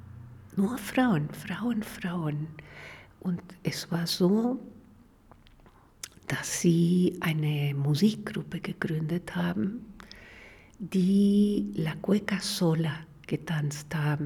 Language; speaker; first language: German; non-native, fluent; Spanish